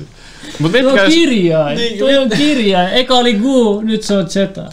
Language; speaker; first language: Finnish; native; Finnish